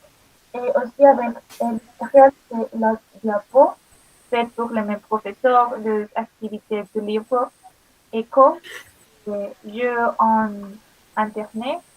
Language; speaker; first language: French; non-native, learner; Spanish